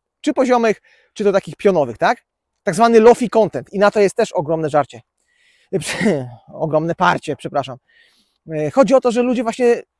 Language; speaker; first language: Polish; native; Polish